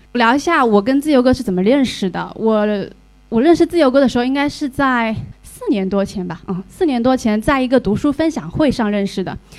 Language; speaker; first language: Chinese; native; Chinese